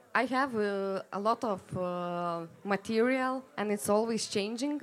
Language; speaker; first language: English; non-native, fluent; Lithuanian